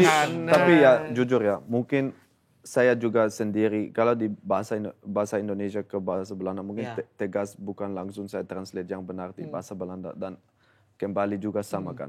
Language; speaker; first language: Indonesian; non-native, fluent; Dutch